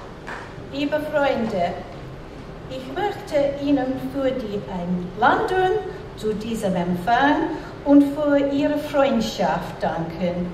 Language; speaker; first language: German; non-native, learner; English